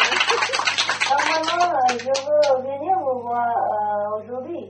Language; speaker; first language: French; non-native, learner; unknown